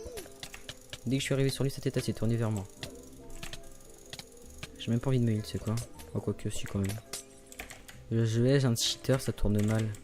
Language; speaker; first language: French; native; French